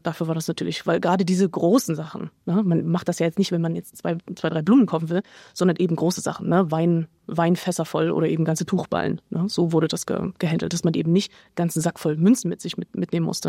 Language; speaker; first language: German; native; German